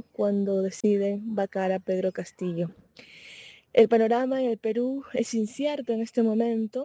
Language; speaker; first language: Spanish; native; Spanish